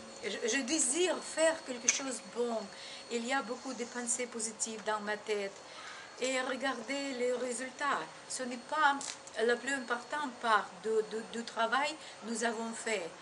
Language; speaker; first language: French; non-native, learner; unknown